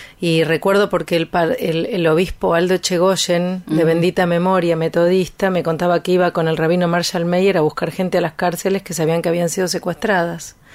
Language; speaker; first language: Spanish; native; Spanish